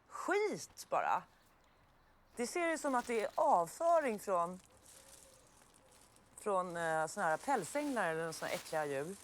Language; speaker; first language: Swedish; native; Swedish